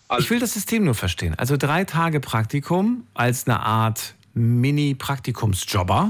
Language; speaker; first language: German; native; German